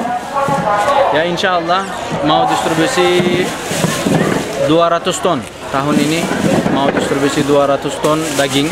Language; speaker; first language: Indonesian; non-native, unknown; Turkish